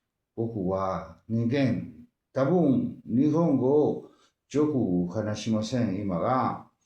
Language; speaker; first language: Japanese; non-native, learner; Spanish